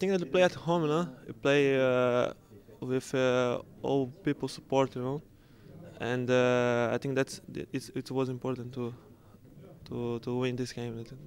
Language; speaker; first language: English; non-native, learner; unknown